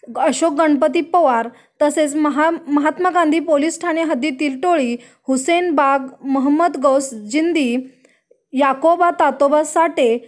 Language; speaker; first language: Marathi; native; Marathi